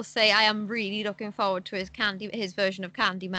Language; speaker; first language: English; native; English